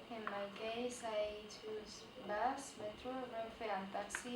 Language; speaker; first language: English; non-native, fluent; Spanish